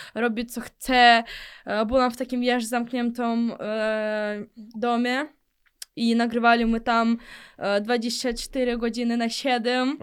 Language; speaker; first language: Polish; early bilingual, other home language; Russian